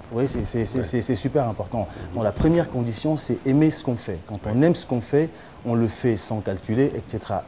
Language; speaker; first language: French; early bilingual, other home language; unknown